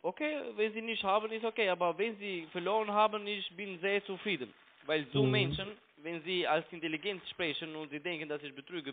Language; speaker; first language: German; non-native, learner; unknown